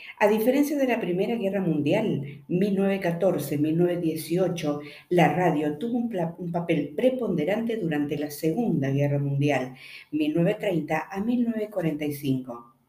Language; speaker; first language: Spanish; native; Spanish